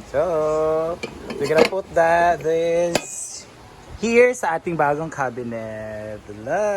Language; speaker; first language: Filipino; non-native, local second language; Cebuano